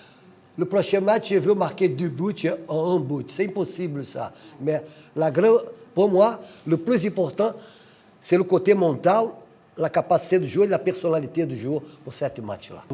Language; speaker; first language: French; non-native, fluent; Portuguese